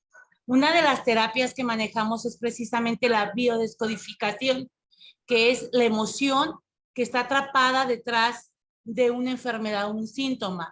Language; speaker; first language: Spanish; native; Spanish